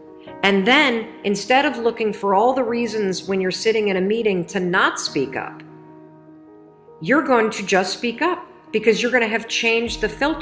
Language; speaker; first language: English; native; English